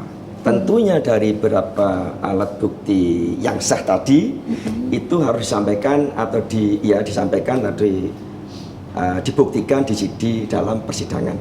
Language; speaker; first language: Indonesian; native; Indonesian